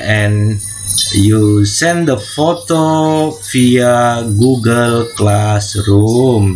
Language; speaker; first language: English; non-native, learner; Indonesian